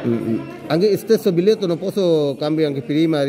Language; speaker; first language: Italian; non-native, learner; Bangla